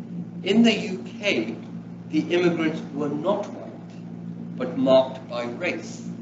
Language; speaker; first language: English; early bilingual, other home language; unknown